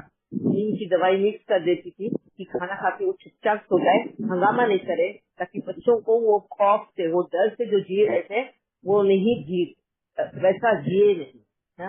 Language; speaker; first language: Hindi; native; Hindi